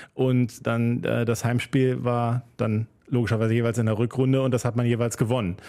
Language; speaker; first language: German; native; German